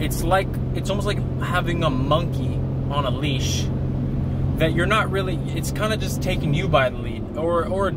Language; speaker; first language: English; native; English